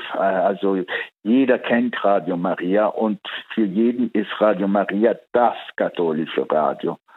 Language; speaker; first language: German; early bilingual, heritage; Italian